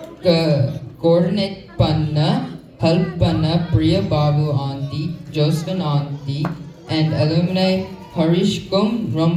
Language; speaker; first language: Tamil; early bilingual, heritage; English